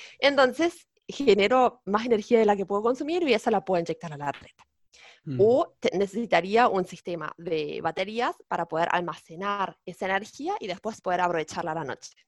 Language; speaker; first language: Spanish; non-native, fluent; German